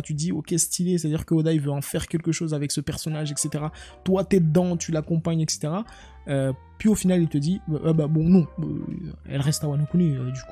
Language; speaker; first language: French; native; French